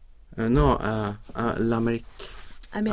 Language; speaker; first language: French; non-native, learner; Swedish